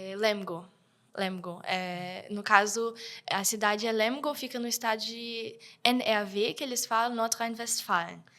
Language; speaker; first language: Portuguese; early bilingual, heritage; Portuguese